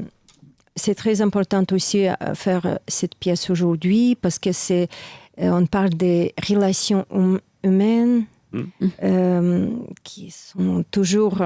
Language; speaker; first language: French; non-native, fluent; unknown